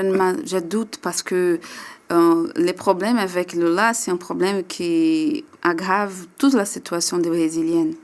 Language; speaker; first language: French; non-native, learner; Portuguese